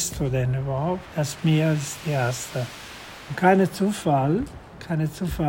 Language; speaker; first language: German; non-native, fluent; Italian